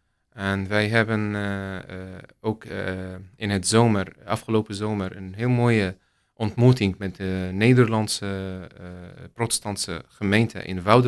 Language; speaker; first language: Dutch; non-native, learner; Arabic